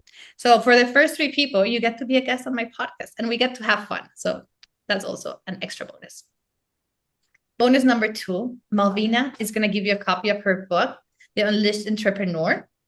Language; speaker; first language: English; non-native, fluent; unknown